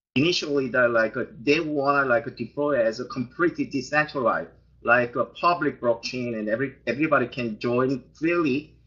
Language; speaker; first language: English; non-native, fluent; Korean